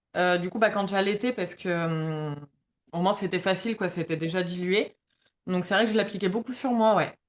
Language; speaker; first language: French; native; French